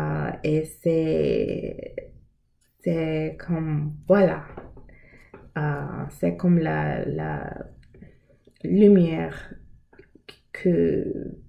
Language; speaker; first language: French; non-native, learner; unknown